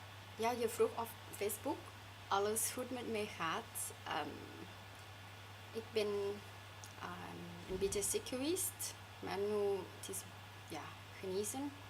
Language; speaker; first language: Dutch; non-native, fluent; Thai